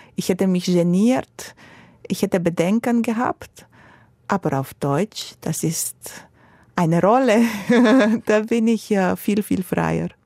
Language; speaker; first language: German; non-native, fluent; Romanian